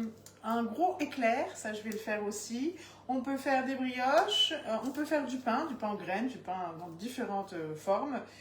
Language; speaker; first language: French; native; French